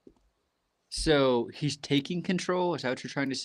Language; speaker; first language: English; native; English